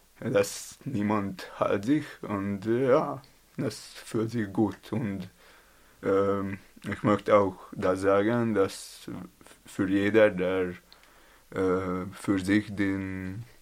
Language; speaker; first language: German; non-native, learner; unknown